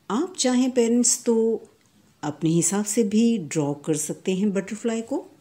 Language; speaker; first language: Hindi; native; Hindi